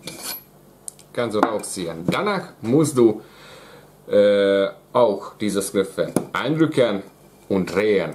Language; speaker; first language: German; non-native, learner; Hungarian